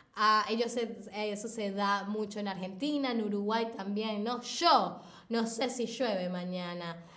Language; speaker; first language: Spanish; native; Spanish